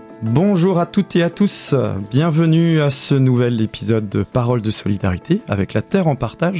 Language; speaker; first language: French; native; French